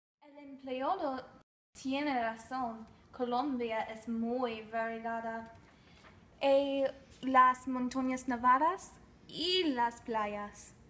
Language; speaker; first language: Spanish; non-native, learner; English